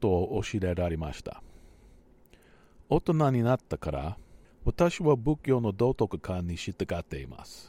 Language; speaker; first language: Japanese; non-native, learner; English